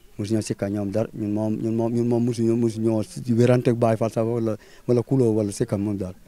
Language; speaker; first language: Wolof; non-native, local second language; Fula